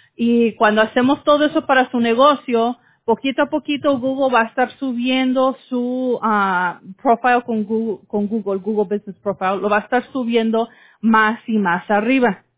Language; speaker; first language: Spanish; early bilingual, heritage; Spanish